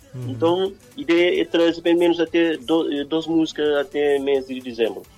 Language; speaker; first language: Portuguese; non-native, local second language; Kabuverdianu